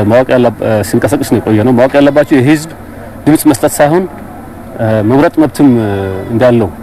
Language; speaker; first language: Amharic; non-native, local second language; Somali